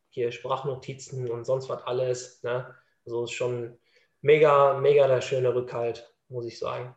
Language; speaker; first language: German; native; German